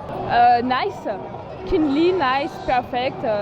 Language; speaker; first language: English; non-native, learner; French